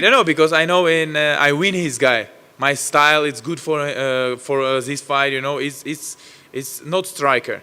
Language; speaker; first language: English; non-native, learner; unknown